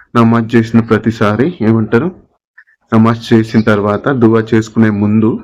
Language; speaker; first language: Telugu; non-native, local second language; Urdu